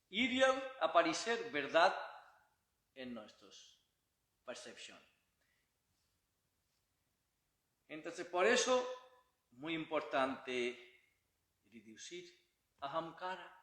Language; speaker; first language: Spanish; non-native, learner; Bangla